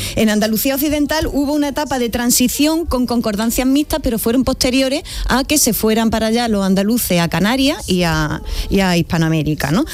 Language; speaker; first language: Spanish; native; Spanish